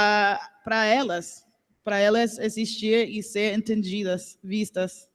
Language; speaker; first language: Portuguese; non-native, learner; English